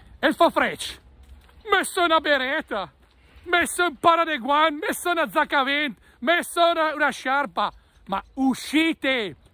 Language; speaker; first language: Italian; native; Italian